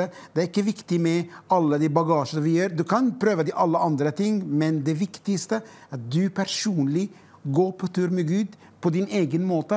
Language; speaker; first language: Swedish; non-native, fluent; Arabic